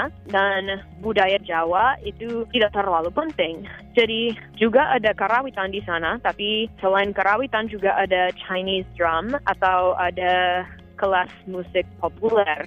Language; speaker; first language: Indonesian; non-native, fluent; English